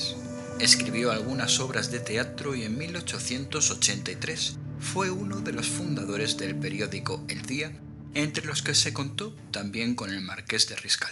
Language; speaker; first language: Spanish; native; Spanish